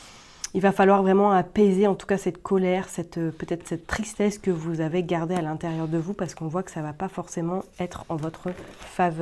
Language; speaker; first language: French; native; French